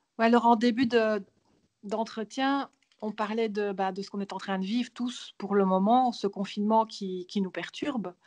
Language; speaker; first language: French; native; French